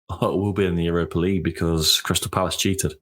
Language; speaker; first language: English; native; English